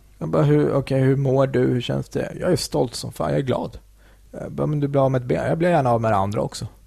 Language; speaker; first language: Swedish; early bilingual, other home language; Kurdish